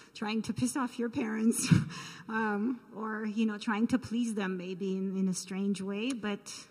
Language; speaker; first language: English; early bilingual, other home language; Armenian